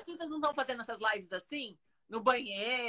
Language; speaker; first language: Portuguese; native; Portuguese